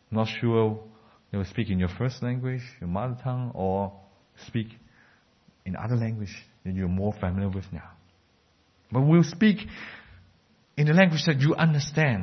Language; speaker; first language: English; non-native, fluent; Cantonese